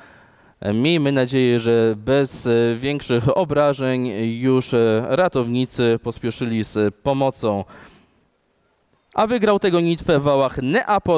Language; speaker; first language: Polish; native; Polish